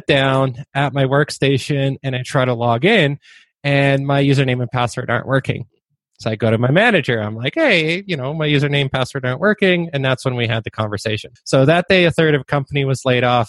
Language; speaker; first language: English; non-native, fluent; Polish